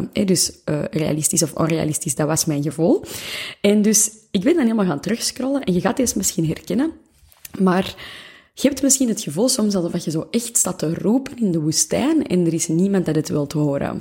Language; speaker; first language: Dutch; native; Dutch